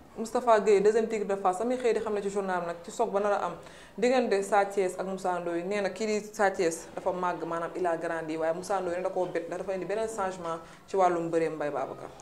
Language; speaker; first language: Wolof; native; Wolof